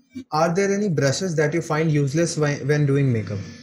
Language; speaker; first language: English; non-native, local second language; Bangla